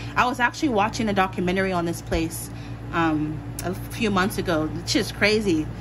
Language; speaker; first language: English; native; English